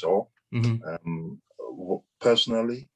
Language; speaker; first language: English; non-native, local second language; Yoruba